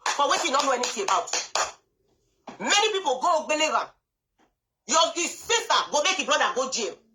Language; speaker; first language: Nigerian Pidgin; non-native, local second language; Bini